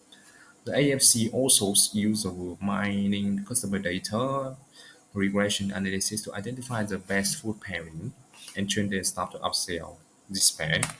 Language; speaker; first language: English; non-native, learner; Vietnamese